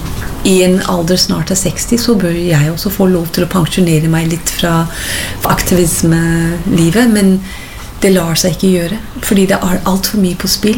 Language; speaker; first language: Norwegian; non-native, fluent; English